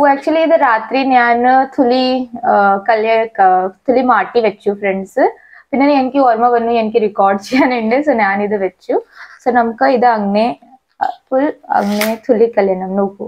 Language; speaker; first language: Malayalam; non-native, learner; Hindi